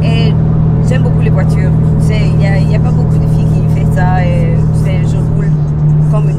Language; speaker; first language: French; non-native, learner; English